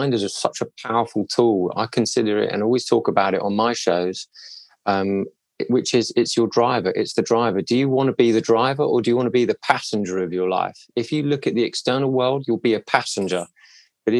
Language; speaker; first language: English; native; English